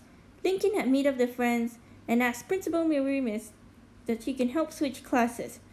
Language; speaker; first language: English; native; English